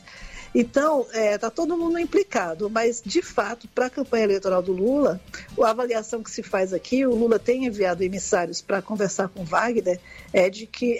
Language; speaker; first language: Portuguese; native; Portuguese